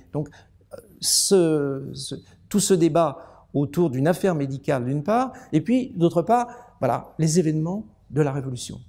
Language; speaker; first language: French; native; French